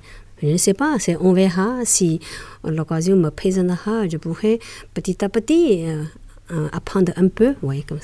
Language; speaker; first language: French; non-native, learner; Chinese